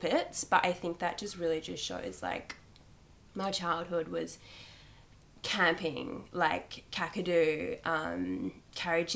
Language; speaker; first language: English; native; English